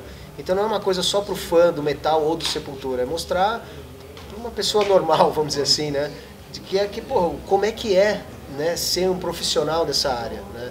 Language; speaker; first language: Portuguese; native; Portuguese